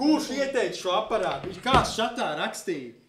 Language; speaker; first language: Latvian; native; Latvian